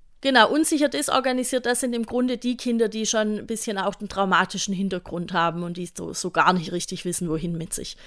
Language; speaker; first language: German; native; German